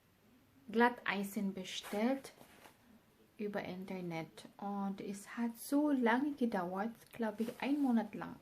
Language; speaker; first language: German; non-native, learner; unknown